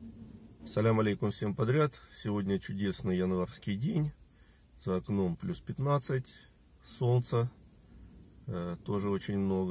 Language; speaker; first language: Russian; native; Russian